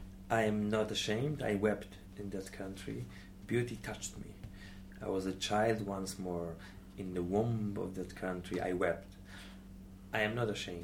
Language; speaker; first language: English; non-native, fluent; Polish